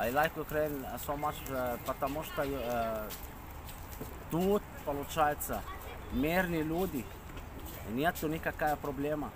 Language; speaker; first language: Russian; non-native, learner; Arabic